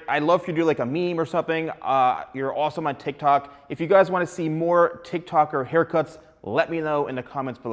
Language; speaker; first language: English; native; English